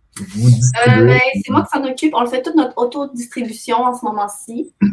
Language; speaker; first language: French; native; French